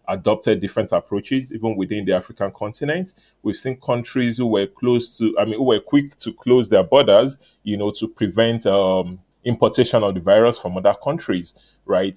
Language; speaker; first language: English; non-native, local second language; Yoruba